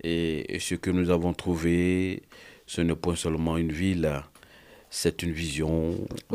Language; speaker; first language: French; native; French